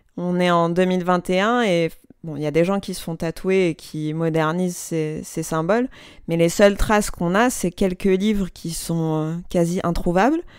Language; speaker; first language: French; non-native, local second language; Kabyle